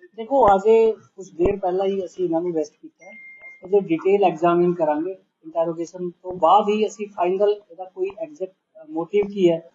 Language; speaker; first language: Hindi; non-native, local second language; Punjabi